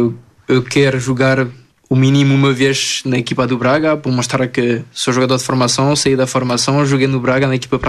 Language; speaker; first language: Portuguese; early bilingual, other home language; French